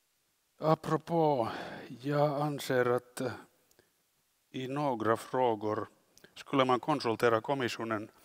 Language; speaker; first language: Swedish; non-native, local second language; Finnish